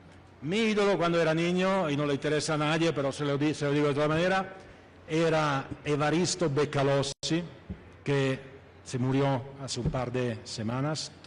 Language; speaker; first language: Spanish; non-native, fluent; Italian